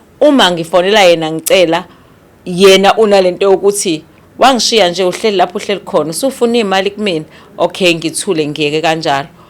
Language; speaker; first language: Zulu; native; Zulu